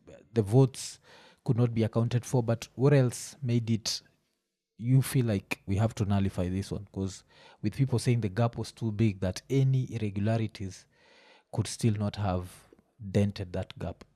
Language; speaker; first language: English; non-native, local second language; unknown